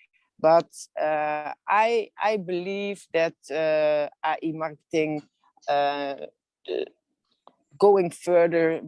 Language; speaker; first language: English; non-native, learner; Dutch